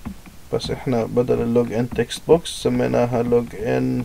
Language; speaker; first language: Arabic; native; Arabic